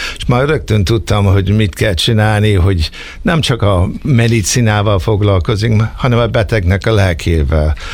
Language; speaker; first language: Hungarian; early bilingual, heritage; Hungarian